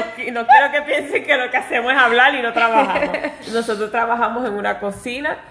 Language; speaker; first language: Spanish; early bilingual, heritage; Spanish